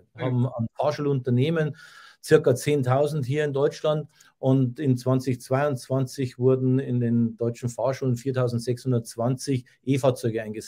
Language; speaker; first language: German; native; German